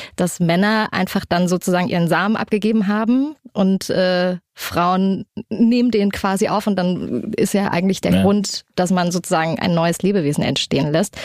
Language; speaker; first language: German; native; German